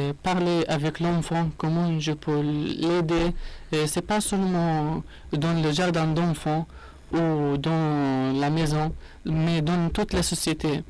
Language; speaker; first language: French; non-native, learner; Arabic